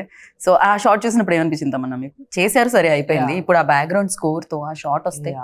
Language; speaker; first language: Telugu; native; Telugu